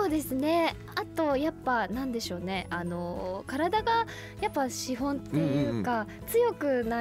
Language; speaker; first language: Japanese; native; Japanese